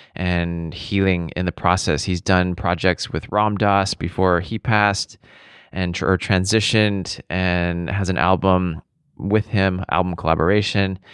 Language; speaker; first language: English; native; English